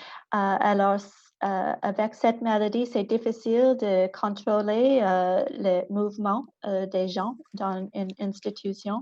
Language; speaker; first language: French; non-native, local second language; English